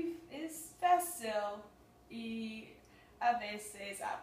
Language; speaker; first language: Spanish; non-native, learner; English